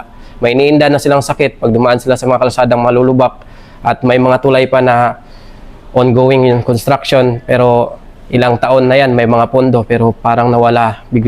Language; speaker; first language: Filipino; native; Filipino